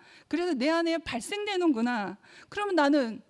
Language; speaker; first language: Korean; native; Korean